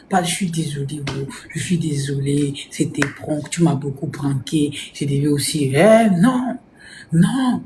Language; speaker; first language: French; non-native, local second language; Lingala